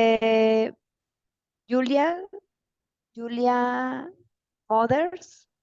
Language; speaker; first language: English; non-native, learner; Spanish